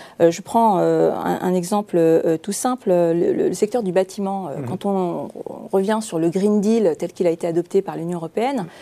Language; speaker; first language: French; native; French